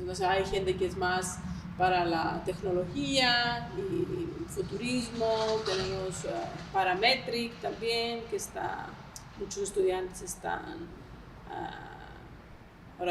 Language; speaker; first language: Spanish; non-native, fluent; Greek